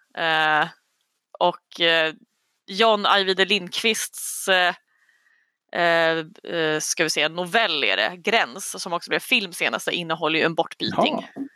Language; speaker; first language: Swedish; native; Swedish